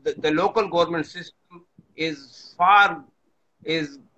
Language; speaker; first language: English; non-native, local second language; Pashto